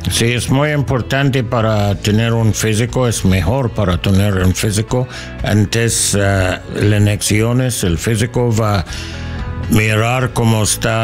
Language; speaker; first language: Spanish; non-native, learner; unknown